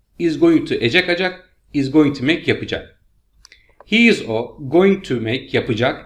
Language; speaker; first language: English; non-native, fluent; Turkish